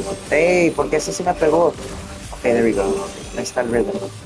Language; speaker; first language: Spanish; native; Spanish